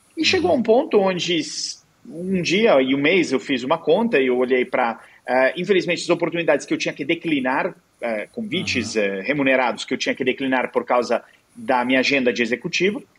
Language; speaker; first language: Portuguese; non-native, fluent; Italian